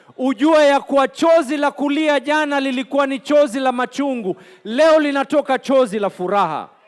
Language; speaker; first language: Swahili; native; Swahili